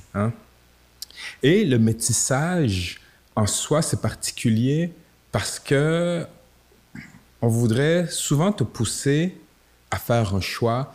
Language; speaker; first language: French; native; French